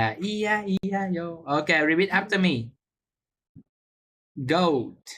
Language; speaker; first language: English; non-native, fluent; Vietnamese